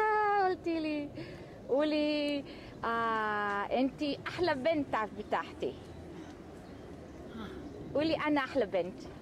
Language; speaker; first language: Arabic; native; Arabic